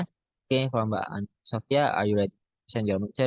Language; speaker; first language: English; non-native, learner; Indonesian